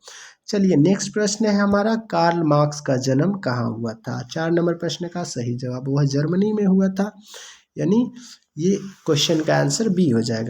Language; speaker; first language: Hindi; non-native, local second language; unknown